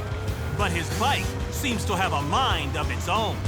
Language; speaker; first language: English; native; English